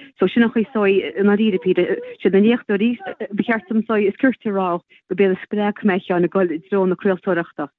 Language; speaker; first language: Irish; native; Irish